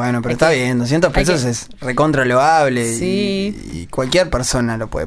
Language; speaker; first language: Spanish; native; Spanish